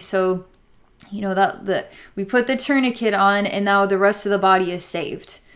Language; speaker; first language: English; native; English